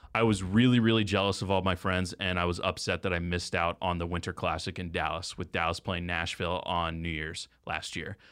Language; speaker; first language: English; native; English